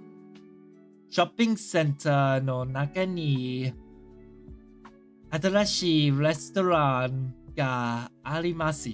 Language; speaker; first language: Japanese; non-native, learner; English